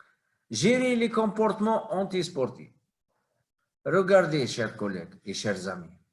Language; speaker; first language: French; non-native, fluent; Arabic